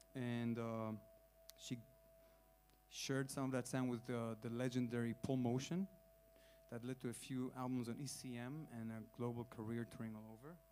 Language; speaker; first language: English; non-native, fluent; Hebrew